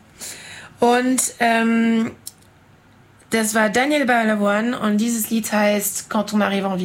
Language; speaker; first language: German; non-native, fluent; French